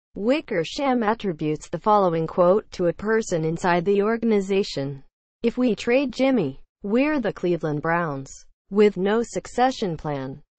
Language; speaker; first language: English; native; English